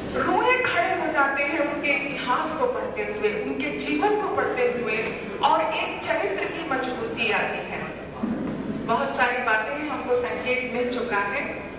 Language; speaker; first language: Hindi; native; Hindi